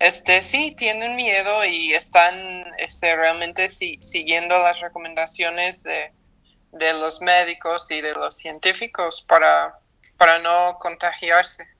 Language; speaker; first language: Spanish; non-native, fluent; English